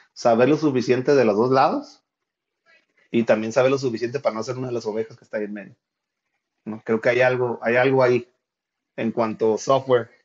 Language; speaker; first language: Spanish; native; Spanish